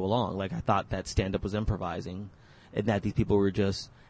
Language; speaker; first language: English; native; English